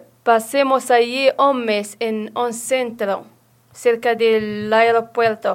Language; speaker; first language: Spanish; non-native, learner; Arabic